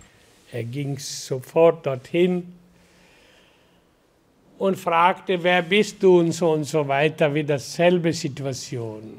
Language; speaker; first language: German; non-native, learner; Hindi